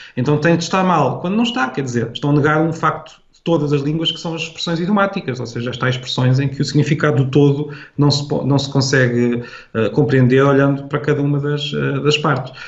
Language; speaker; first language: Portuguese; native; Portuguese